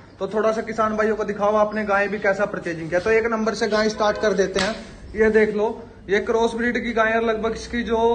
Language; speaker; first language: Hindi; native; Hindi